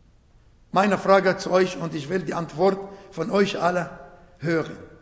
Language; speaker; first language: German; non-native, fluent; Arabic